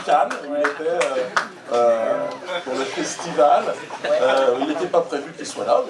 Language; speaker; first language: French; native; French